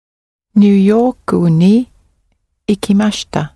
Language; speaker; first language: Japanese; non-native, learner; English